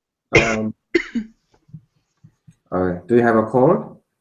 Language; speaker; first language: English; non-native, learner; Korean